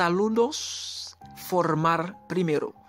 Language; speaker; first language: Spanish; non-native, local second language; Haitian Creole